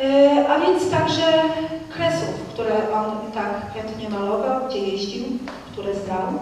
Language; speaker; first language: Polish; native; Polish